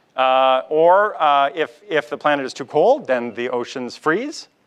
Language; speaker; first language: English; native; English